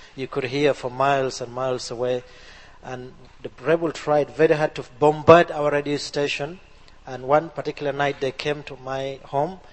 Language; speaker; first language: English; non-native, local second language; Acoli